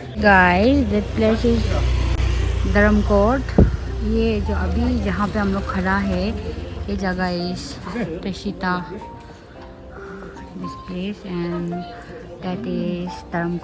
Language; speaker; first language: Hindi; non-native, local second language; Tibetan